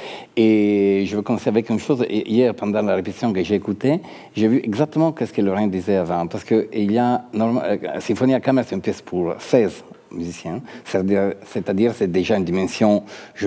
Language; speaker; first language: French; non-native, fluent; Italian